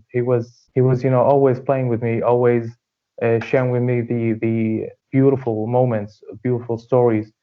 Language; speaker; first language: English; non-native, fluent; Arabic